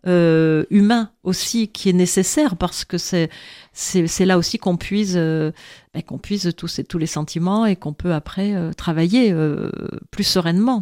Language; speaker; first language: French; native; French